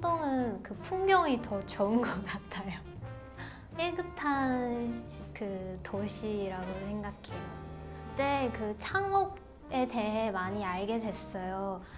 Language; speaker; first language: Korean; non-native, fluent; Chinese